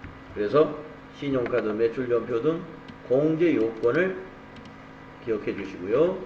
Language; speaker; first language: Korean; native; Korean